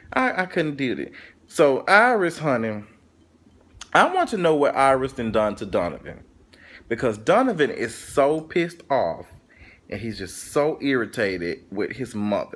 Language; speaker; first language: English; native; English